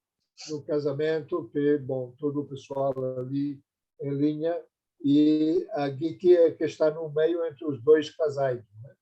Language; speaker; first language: Portuguese; non-native, fluent; Persian